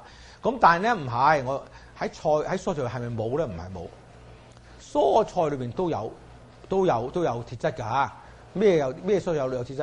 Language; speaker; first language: Chinese; native; Chinese